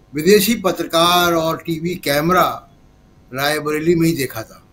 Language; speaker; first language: Hindi; native; Hindi